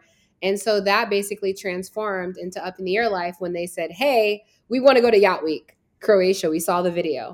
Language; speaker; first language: English; native; English